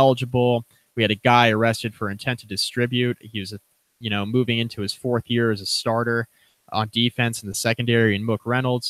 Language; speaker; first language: English; native; English